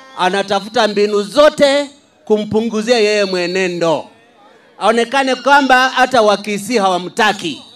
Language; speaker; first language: Swahili; non-native, local second language; Luyia